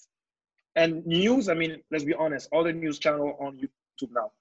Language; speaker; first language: English; non-native, fluent; French